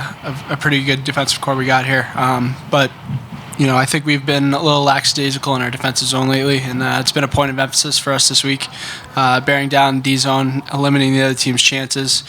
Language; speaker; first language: English; native; English